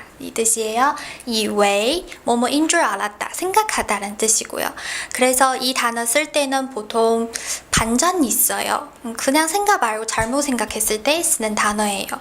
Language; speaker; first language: Korean; non-native, fluent; Chinese